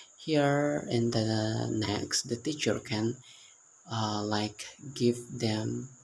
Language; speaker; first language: English; non-native, learner; Indonesian